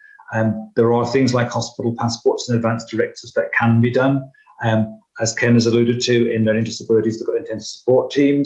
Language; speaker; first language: English; native; English